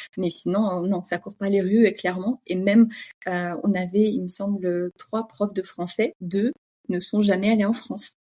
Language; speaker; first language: French; non-native, fluent; Russian